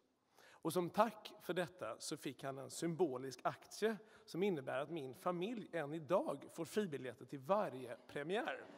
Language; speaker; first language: Swedish; native; Swedish